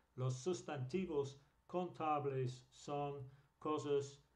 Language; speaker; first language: Spanish; non-native, fluent; English